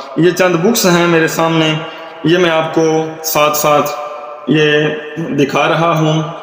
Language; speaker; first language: Urdu; non-native, local second language; Punjabi